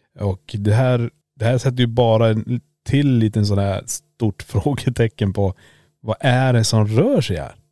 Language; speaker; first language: Swedish; native; Swedish